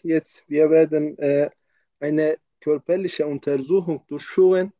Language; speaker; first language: German; non-native, learner; Turkish